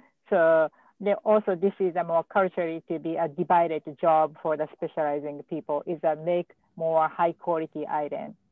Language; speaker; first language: English; non-native, fluent; Japanese